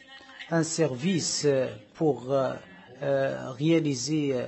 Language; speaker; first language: French; non-native, learner; Arabic